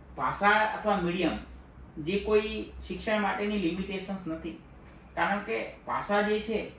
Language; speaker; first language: Gujarati; native; Gujarati